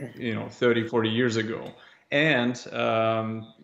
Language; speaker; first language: English; non-native, fluent; Russian